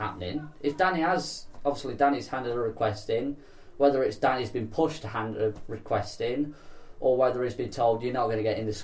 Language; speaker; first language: English; native; English